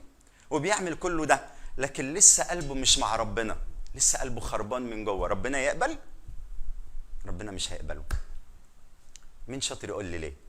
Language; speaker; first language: Arabic; native; Arabic